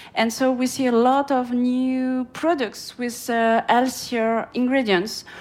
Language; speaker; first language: English; non-native, fluent; French